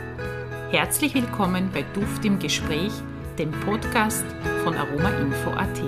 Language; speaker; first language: German; native; German